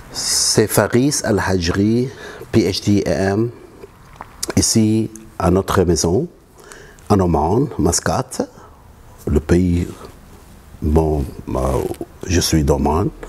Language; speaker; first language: French; non-native, learner; Arabic